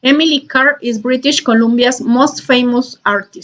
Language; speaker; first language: English; non-native, learner; Spanish